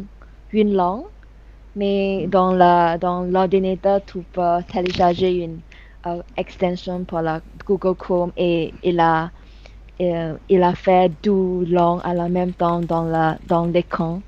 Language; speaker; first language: French; non-native, learner; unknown